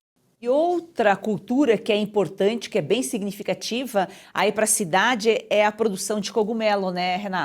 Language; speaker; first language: Portuguese; native; Portuguese